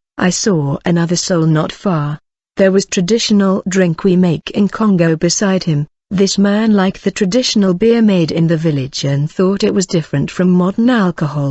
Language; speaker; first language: English; non-native, fluent; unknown